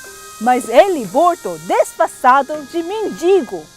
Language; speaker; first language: Portuguese; non-native, fluent; Korean